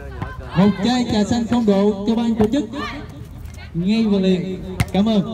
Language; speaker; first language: Vietnamese; native; Vietnamese